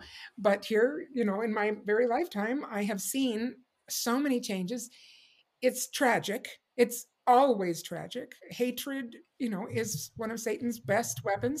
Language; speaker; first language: English; native; English